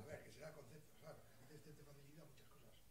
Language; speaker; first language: Spanish; native; Spanish